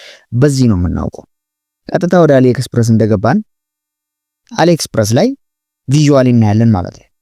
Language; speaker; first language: Amharic; native; Amharic